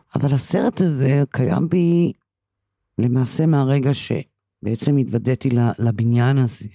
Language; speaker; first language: Hebrew; early bilingual, other home language; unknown